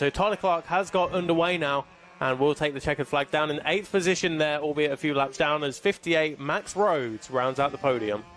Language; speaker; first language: English; native; English